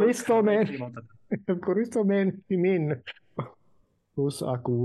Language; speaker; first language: Greek; non-native, fluent; English